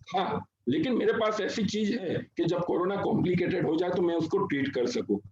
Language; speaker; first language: Hindi; non-native, local second language; Gujarati